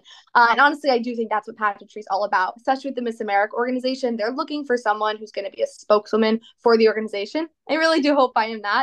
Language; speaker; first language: English; native; English